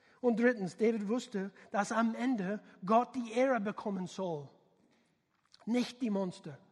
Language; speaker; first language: German; non-native, learner; English